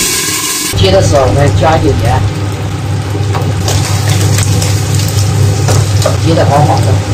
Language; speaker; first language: Chinese; native; Chinese